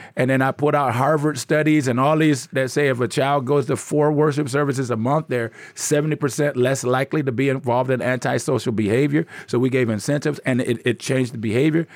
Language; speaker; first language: English; native; English